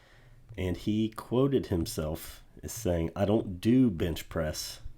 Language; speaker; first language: English; native; English